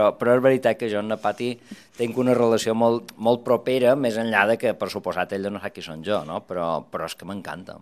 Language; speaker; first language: Catalan; non-native, local second language; Spanish